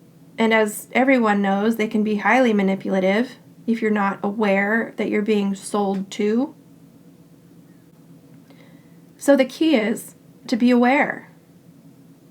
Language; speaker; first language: English; native; English